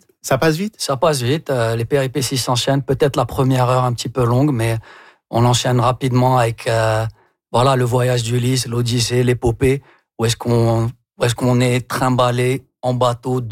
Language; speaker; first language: French; native; French